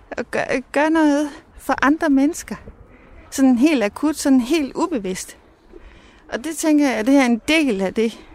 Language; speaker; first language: Danish; native; Danish